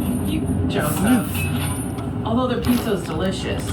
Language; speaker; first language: English; native; English